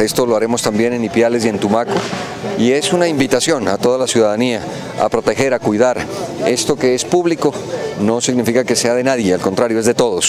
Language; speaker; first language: Spanish; native; Spanish